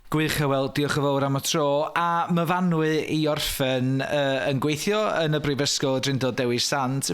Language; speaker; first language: Welsh; native; Welsh